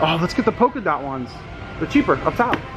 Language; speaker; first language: English; native; English